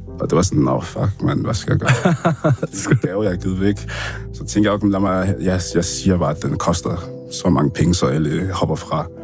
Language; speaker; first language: Danish; early bilingual, other home language; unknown